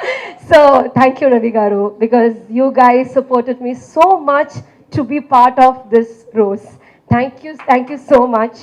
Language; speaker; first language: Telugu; non-native, fluent; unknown